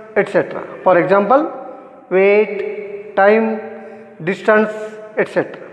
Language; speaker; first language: English; non-native, local second language; Kannada